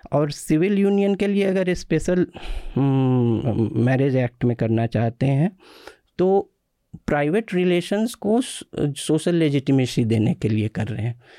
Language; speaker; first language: Hindi; native; Hindi